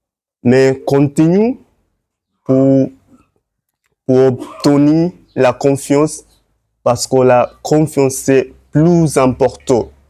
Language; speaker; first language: French; non-native, learner; Swahili